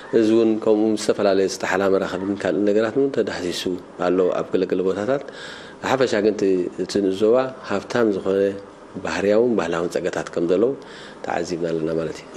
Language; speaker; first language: Tigrinya; native; Tigrinya